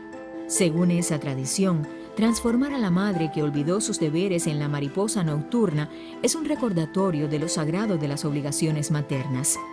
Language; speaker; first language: Spanish; native; Spanish